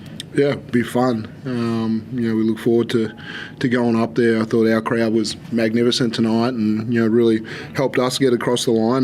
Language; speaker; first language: English; native; English